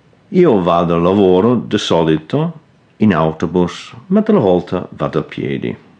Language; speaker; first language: Italian; non-native, fluent; English